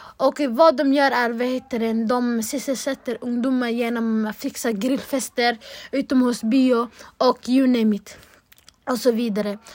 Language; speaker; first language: Swedish; early bilingual, other home language; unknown